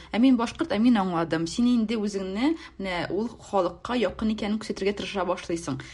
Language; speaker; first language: Tatar; native; Tatar